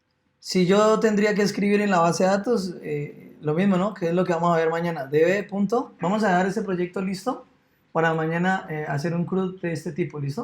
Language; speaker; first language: Spanish; native; Spanish